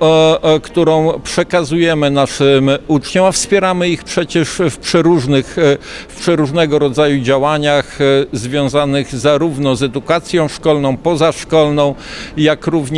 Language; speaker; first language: Polish; native; Polish